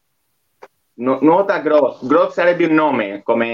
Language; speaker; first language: Italian; non-native, fluent; Spanish